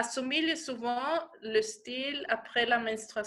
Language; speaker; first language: French; non-native, learner; German